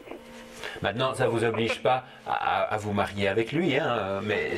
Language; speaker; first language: French; native; French